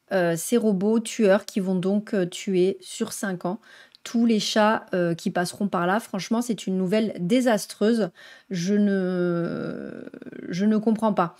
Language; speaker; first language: French; native; French